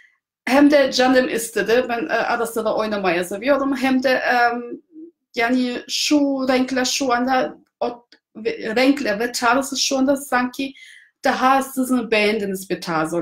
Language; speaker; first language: Turkish; non-native, fluent; German